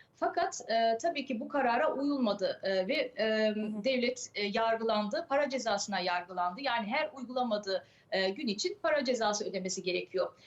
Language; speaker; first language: Turkish; early bilingual, other home language; French